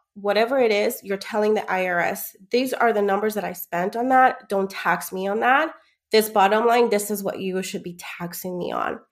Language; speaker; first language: English; early bilingual, other home language; Spanish